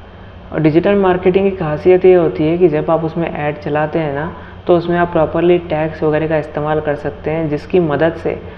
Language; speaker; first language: Hindi; native; Hindi